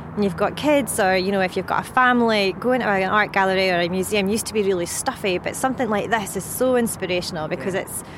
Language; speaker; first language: English; native; English